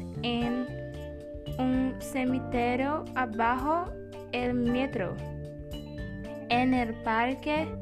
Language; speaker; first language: Spanish; non-native, learner; Portuguese